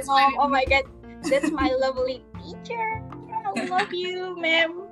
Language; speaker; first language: English; non-native, learner; Indonesian